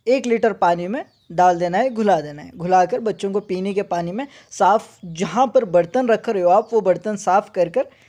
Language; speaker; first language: Hindi; non-native, local second language; Urdu